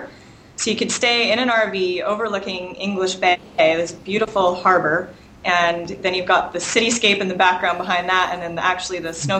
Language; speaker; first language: English; native; English